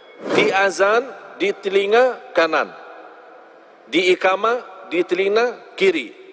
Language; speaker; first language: Indonesian; non-native, fluent; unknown